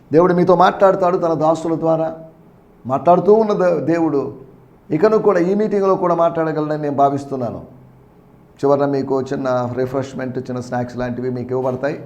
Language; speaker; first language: Telugu; native; Telugu